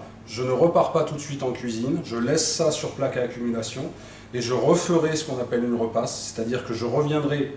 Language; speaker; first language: French; native; French